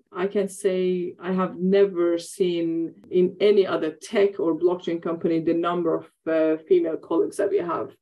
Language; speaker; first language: English; non-native, fluent; Persian